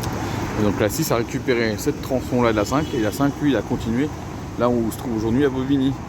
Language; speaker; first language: French; native; French